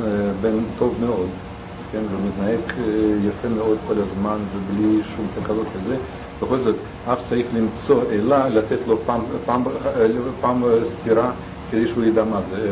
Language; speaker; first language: Hebrew; non-native, learner; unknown